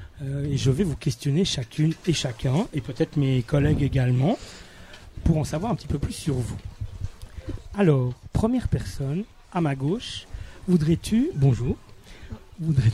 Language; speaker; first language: French; native; French